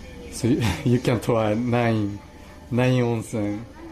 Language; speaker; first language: English; non-native, learner; Japanese